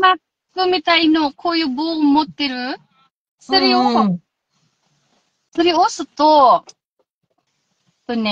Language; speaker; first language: Japanese; non-native, local second language; Filipino